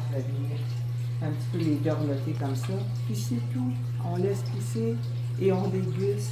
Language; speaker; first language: French; native; French